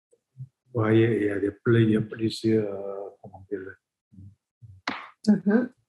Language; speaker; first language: French; non-native, fluent; Korean